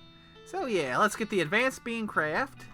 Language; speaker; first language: English; native; English